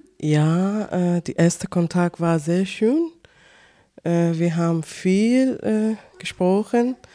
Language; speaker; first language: German; non-native, learner; Persian